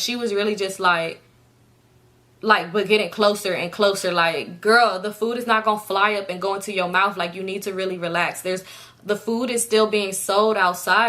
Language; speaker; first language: English; native; English